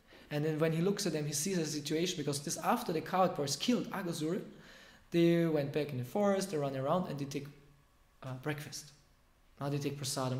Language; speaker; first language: English; non-native, fluent; German